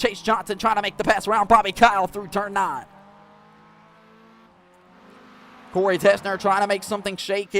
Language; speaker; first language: English; native; English